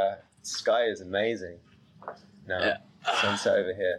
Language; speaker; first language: English; native; English